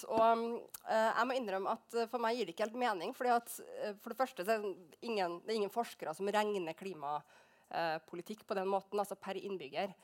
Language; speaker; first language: Norwegian; native; Norwegian